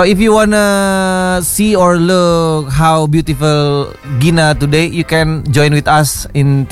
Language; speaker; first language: English; non-native, learner; Indonesian